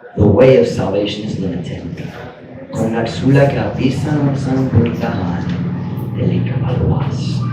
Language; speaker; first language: Cebuano; non-native, fluent; English